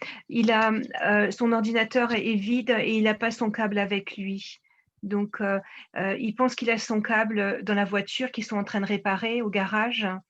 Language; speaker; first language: French; native; French